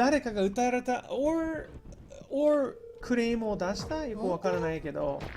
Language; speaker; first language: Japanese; non-native, fluent; English